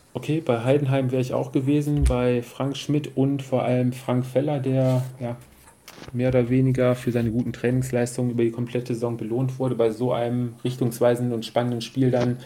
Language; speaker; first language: German; native; German